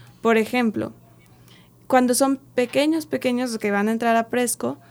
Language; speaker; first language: Spanish; native; Spanish